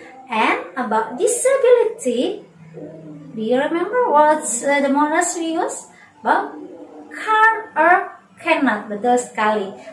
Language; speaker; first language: English; non-native, learner; Indonesian